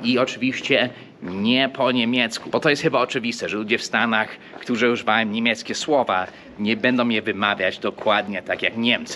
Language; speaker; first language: Polish; early bilingual, heritage; English